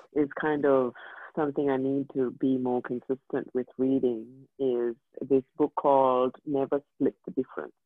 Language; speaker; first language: English; native; English